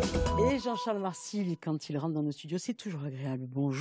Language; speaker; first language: French; native; French